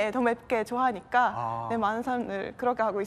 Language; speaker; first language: Korean; non-native, fluent; Estonian